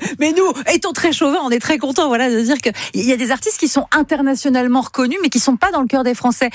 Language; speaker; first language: French; native; French